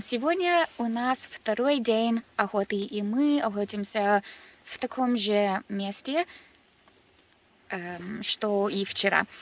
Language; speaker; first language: Russian; non-native, learner; English